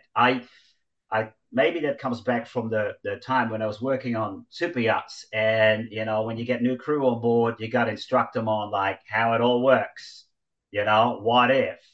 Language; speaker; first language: English; non-native, fluent; Dutch